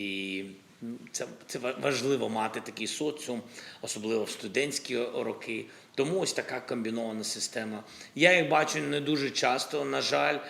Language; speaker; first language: Ukrainian; non-native, local second language; Russian